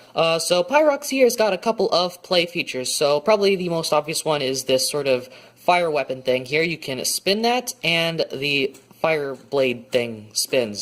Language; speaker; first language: English; native; English